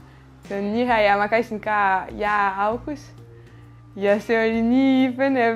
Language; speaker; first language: Estonian; non-native, fluent; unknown